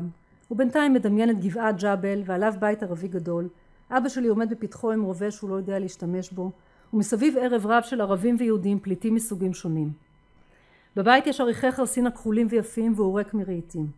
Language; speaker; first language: Hebrew; native; Hebrew